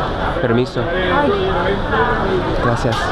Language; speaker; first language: Spanish; non-native, fluent; English